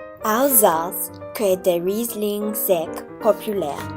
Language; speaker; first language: French; non-native, learner; English